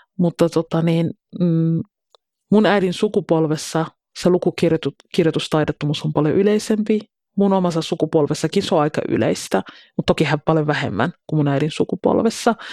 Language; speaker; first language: Finnish; early bilingual, other home language; Somali